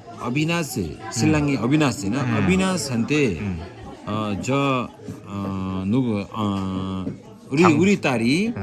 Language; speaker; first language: Korean; non-native, learner; Nepali